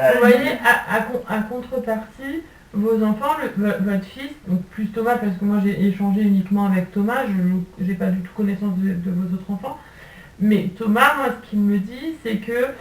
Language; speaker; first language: French; native; French